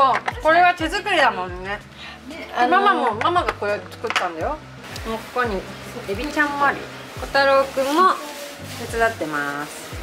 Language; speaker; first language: Japanese; native; Japanese